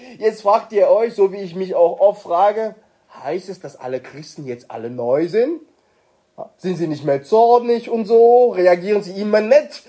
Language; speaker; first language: German; non-native, fluent; French